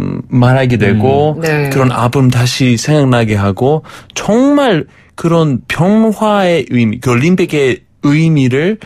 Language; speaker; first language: Korean; non-native, fluent; Greek